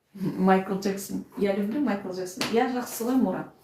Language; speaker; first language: Russian; non-native, local second language; Kazakh